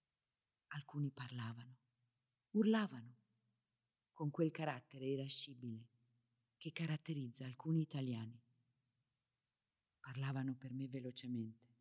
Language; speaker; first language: Italian; non-native, fluent; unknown